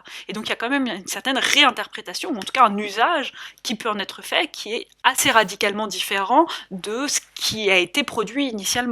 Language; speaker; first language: French; native; French